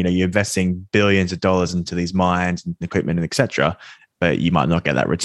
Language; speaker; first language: English; native; English